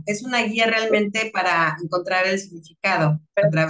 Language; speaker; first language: Spanish; native; Spanish